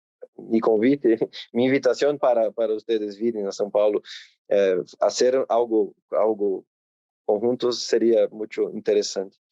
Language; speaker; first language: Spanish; non-native, learner; Portuguese